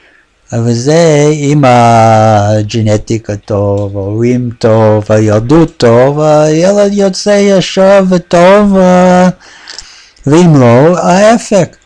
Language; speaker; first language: Hebrew; non-native, fluent; English